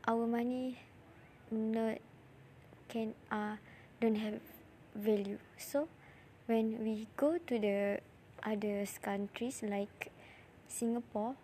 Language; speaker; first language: English; non-native, learner; Malay